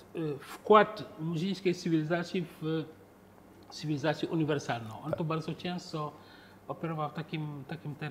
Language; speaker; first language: Polish; non-native, fluent; Wolof